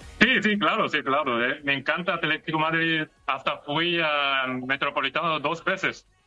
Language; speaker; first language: Spanish; non-native, fluent; Korean